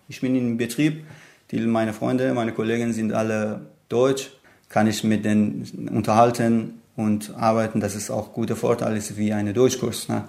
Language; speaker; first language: German; non-native, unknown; Persian